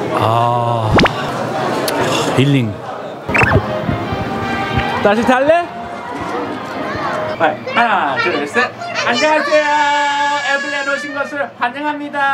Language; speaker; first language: Korean; non-native, fluent; English